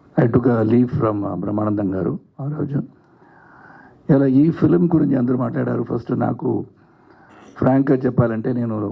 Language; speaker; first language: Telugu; non-native, learner; Tamil